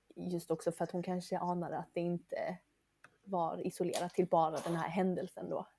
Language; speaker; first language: Swedish; early bilingual, other home language; Chinese